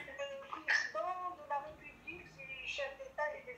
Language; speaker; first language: French; non-native, learner; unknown